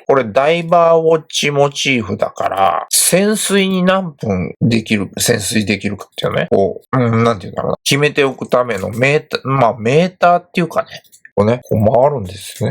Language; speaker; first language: Japanese; native; Japanese